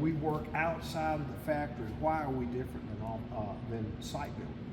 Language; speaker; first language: English; native; English